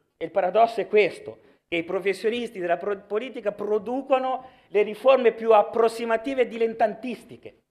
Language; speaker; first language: Italian; native; Italian